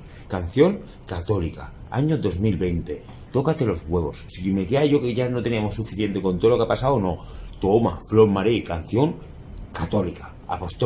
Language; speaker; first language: Spanish; native; Spanish